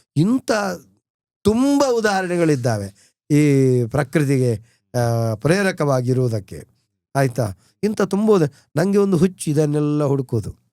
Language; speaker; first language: Kannada; non-native, local second language; Tulu